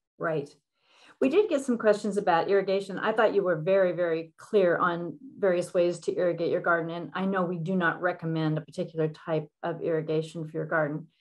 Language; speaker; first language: English; native; English